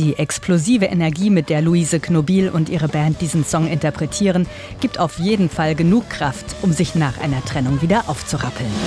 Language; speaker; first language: German; native; German